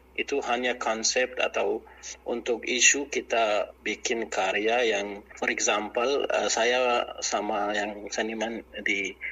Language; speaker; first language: Indonesian; non-native, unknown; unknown